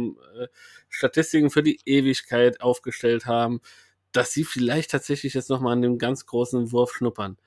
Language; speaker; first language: German; native; German